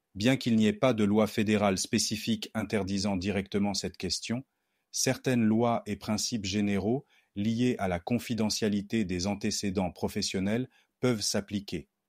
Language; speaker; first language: French; non-native, local second language; Haitian Creole